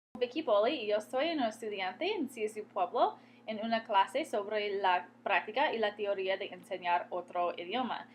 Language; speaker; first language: Spanish; non-native, fluent; English